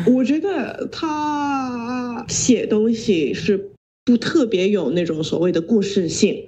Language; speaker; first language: Chinese; non-native, local second language; Cantonese